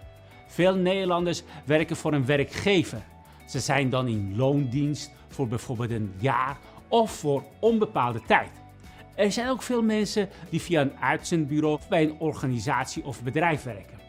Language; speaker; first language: Dutch; non-native, fluent; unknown